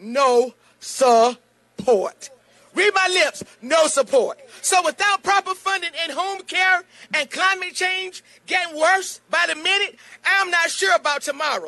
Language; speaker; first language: English; native; English